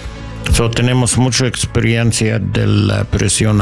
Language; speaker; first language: Spanish; non-native, learner; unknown